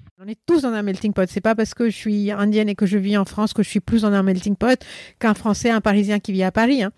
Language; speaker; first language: French; non-native, fluent; Assamese